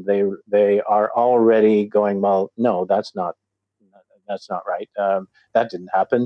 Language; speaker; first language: English; native; English